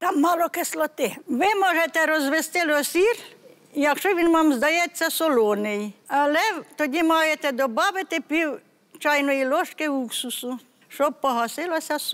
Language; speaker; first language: Ukrainian; native; Ukrainian